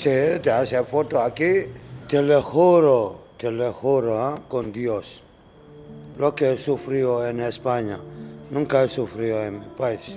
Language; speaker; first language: Spanish; non-native, fluent; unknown